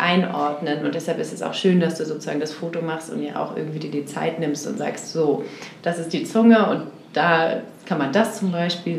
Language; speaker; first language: German; native; German